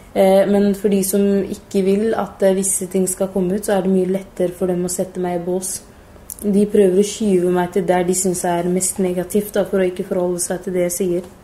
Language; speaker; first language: Norwegian; early bilingual, other home language; Somali